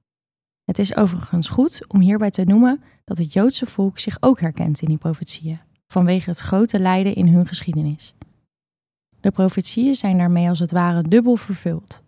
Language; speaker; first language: Dutch; native; Dutch